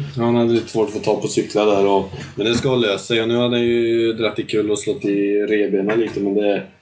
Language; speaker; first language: Swedish; native; Swedish